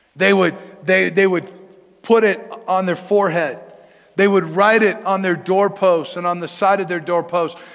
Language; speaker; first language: English; native; English